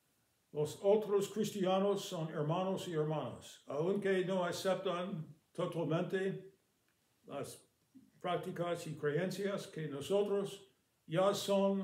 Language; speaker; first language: Spanish; non-native, fluent; English